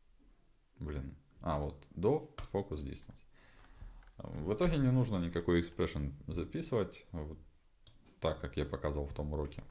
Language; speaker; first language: Russian; native; Russian